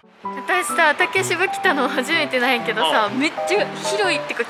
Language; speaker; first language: Japanese; native; Japanese